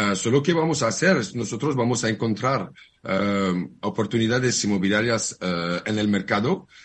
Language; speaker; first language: Spanish; non-native, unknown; French